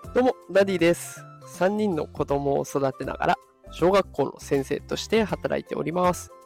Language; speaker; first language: Japanese; native; Japanese